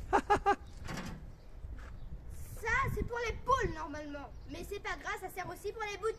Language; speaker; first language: French; early bilingual, other home language; Arabic